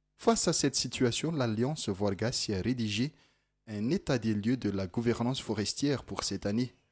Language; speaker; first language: French; non-native, local second language; Malagasy